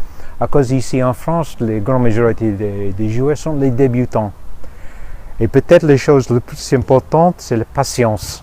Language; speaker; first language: French; non-native, fluent; English